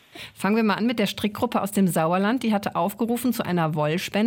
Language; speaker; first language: German; native; German